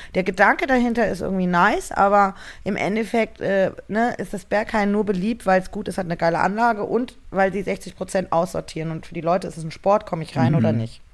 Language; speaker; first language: German; native; German